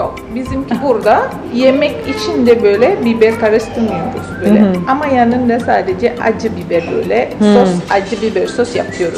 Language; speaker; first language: Turkish; non-native, learner; Indonesian